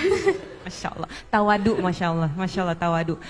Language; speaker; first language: Indonesian; native; Indonesian